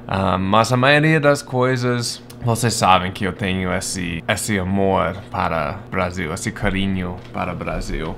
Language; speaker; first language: Portuguese; non-native, fluent; English